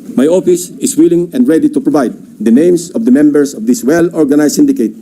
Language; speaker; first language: English; non-native, local second language; Filipino